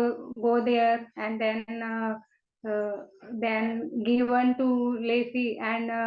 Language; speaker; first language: English; non-native, learner; Kannada